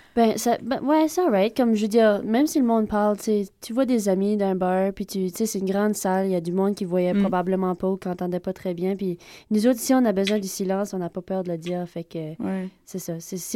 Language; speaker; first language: French; native; French